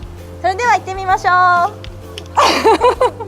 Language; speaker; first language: Japanese; native; Japanese